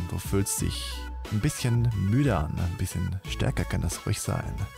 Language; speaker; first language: German; native; German